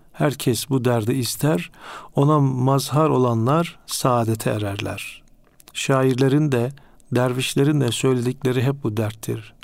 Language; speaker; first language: Turkish; native; Turkish